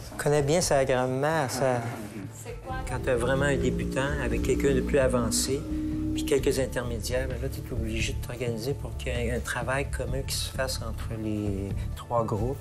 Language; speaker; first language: French; native; French